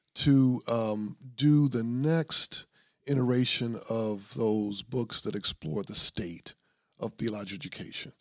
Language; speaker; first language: English; native; English